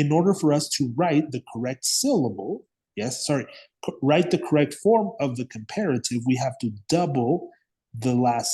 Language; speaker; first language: English; non-native, fluent; Spanish